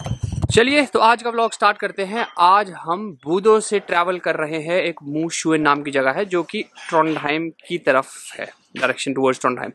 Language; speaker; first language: Hindi; native; Hindi